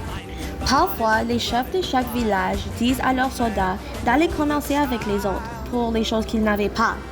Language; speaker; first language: French; non-native, learner; English